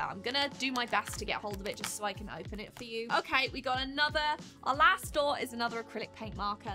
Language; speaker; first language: English; native; English